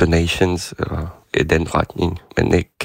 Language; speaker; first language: Danish; non-native, fluent; Ukrainian